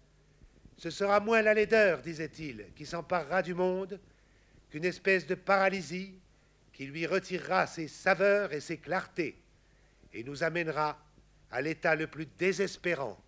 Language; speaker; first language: French; native; French